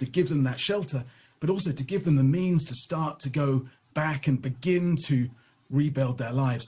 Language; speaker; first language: English; native; English